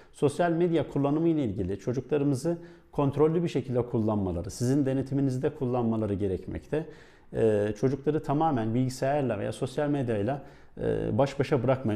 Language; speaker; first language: Turkish; native; Turkish